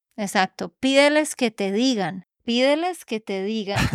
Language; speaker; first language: Spanish; native; Spanish